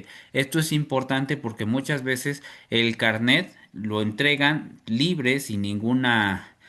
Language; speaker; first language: Spanish; native; Spanish